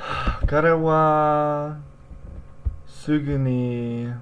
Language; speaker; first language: Japanese; non-native, learner; English